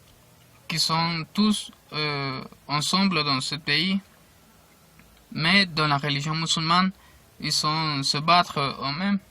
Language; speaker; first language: French; non-native, learner; Spanish